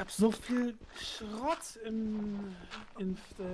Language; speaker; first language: German; native; German